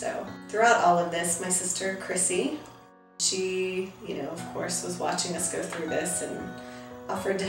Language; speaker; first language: English; native; English